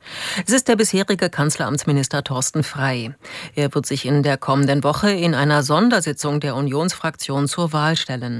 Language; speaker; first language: German; native; German